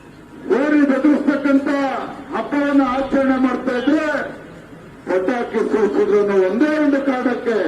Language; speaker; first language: Kannada; native; Kannada